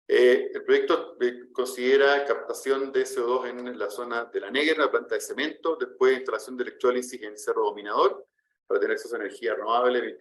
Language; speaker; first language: Spanish; native; Spanish